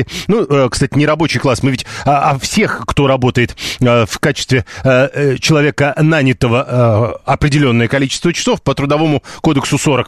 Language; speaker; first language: Russian; native; Russian